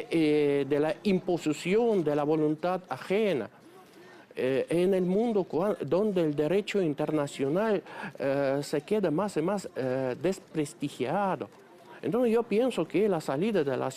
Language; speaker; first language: Spanish; non-native, fluent; Russian